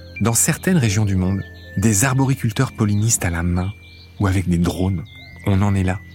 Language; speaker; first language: French; native; French